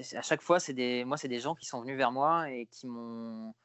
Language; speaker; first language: French; native; French